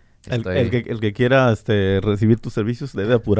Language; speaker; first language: Spanish; native; Spanish